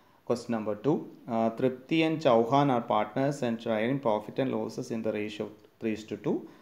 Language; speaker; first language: English; non-native, local second language; Malayalam